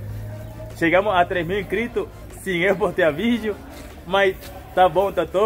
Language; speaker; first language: Portuguese; non-native, fluent; Spanish